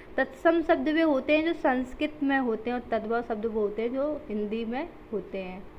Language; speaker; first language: Hindi; native; Hindi